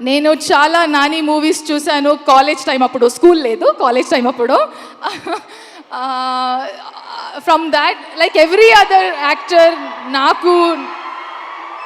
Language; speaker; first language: Telugu; non-native, learner; Kannada